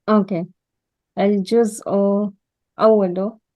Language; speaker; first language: Arabic; non-native, learner; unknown